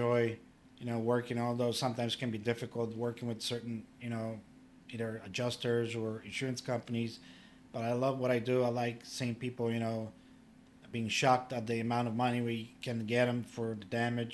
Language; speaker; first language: English; non-native, fluent; Polish